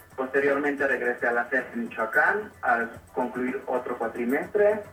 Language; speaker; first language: Spanish; native; Spanish